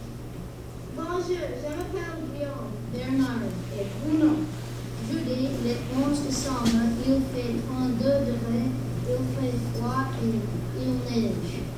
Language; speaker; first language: French; non-native, learner; English